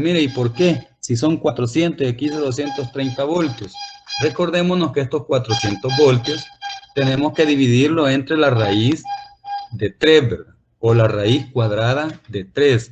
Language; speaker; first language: Spanish; native; Spanish